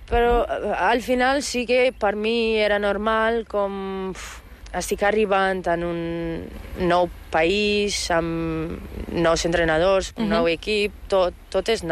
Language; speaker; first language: Catalan; non-native, fluent; Portuguese